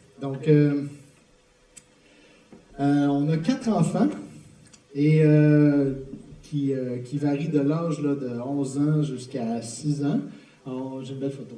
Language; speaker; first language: French; native; French